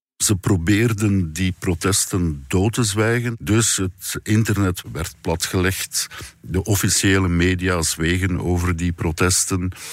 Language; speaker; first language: Dutch; native; Dutch